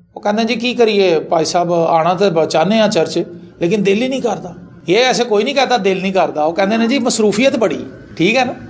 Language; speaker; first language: Urdu; non-native, local second language; Punjabi